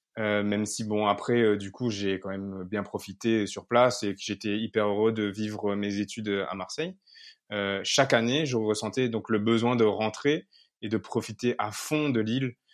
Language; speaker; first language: French; native; French